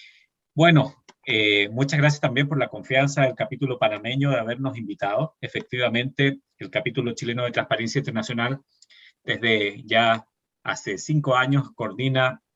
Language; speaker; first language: Spanish; native; Spanish